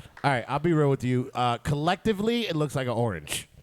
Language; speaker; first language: English; native; English